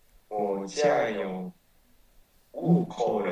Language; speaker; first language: Chinese; non-native, learner; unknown